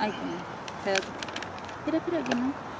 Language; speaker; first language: Spanish; native; Spanish